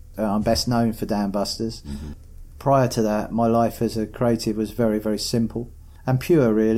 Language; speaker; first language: English; native; English